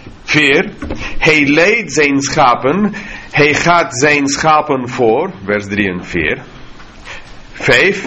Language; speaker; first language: Dutch; non-native, fluent; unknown